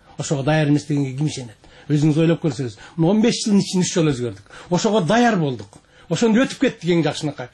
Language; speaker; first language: Kyrgyz; native; Kyrgyz